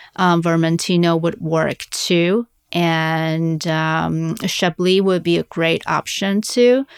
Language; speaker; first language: English; non-native, fluent; Chinese